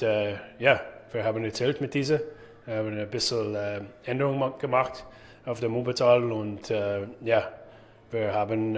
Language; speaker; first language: German; non-native, fluent; English